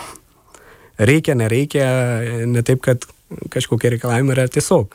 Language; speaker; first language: Lithuanian; non-native, fluent; Urdu